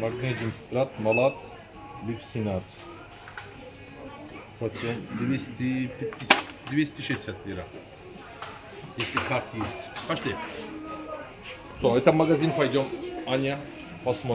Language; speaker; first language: Russian; non-native, learner; Turkish